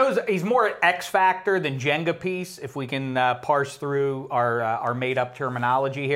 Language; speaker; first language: English; native; English